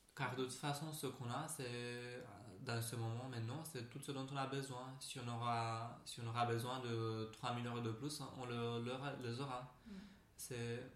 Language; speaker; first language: French; non-native, fluent; Romanian